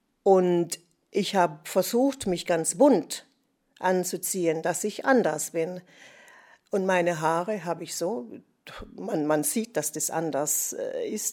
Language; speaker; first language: German; non-native, fluent; English